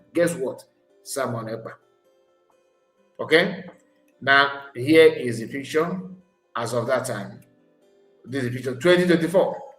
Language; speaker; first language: English; non-native, local second language; Igbo